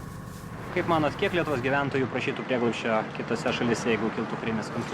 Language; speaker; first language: Lithuanian; native; Lithuanian